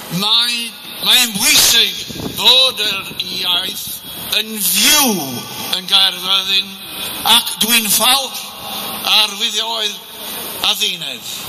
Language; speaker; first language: Welsh; non-native, learner; English